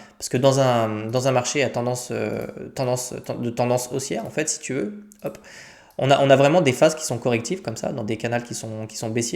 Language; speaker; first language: French; native; French